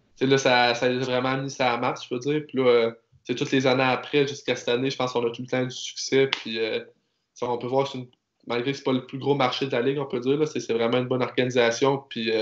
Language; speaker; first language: French; native; French